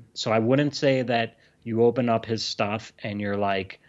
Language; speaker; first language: English; native; English